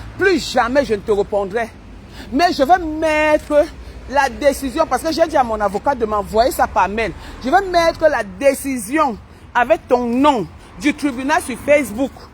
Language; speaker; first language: French; non-native, local second language; Basaa